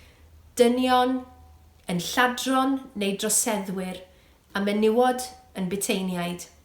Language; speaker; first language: Welsh; native; Welsh